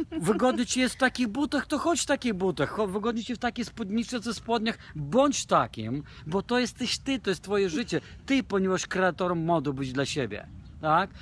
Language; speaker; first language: Polish; non-native, fluent; Romanian